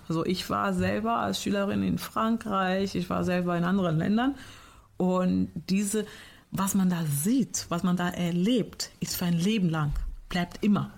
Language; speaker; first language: German; non-native, fluent; Portuguese